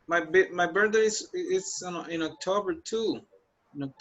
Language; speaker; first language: English; non-native, fluent; Spanish